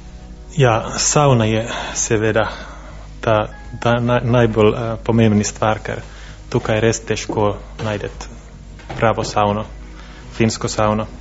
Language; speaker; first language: Slovenian; non-native, fluent; Finnish